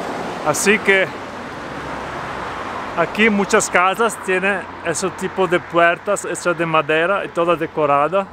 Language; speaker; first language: Spanish; non-native, fluent; Portuguese